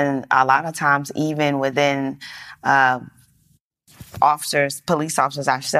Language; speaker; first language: English; native; English